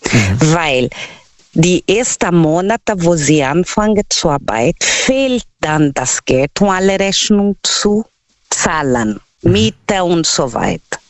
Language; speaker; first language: German; non-native, learner; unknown